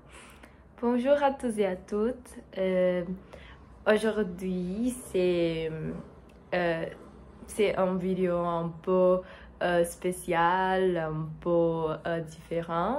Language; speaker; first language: French; non-native, learner; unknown